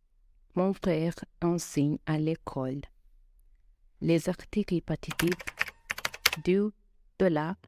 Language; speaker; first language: French; non-native, fluent; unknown